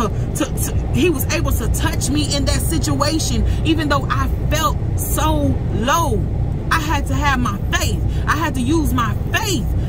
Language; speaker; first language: English; native; English